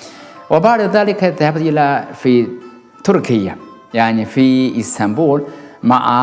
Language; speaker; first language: Arabic; non-native, learner; Chinese